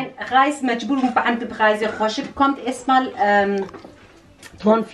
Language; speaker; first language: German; non-native, learner; Central Kurdish